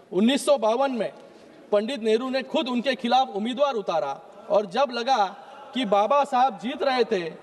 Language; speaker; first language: Hindi; non-native, local second language; Marathi